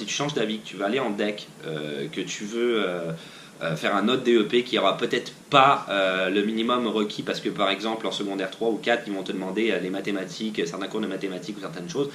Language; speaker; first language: French; native; French